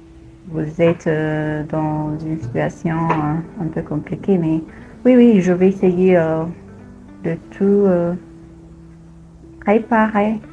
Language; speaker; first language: French; non-native, fluent; Amharic